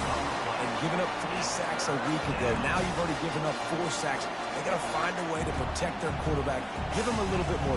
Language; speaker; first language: English; native; English